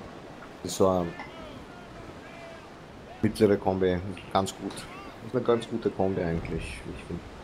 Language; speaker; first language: German; native; German